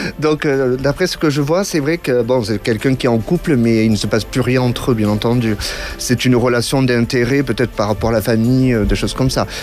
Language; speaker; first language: French; native; French